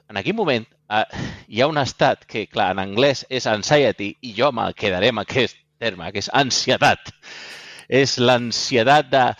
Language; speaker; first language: Catalan; native; Catalan